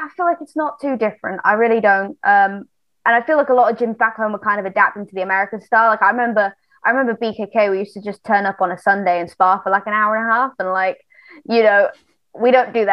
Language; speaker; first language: English; native; English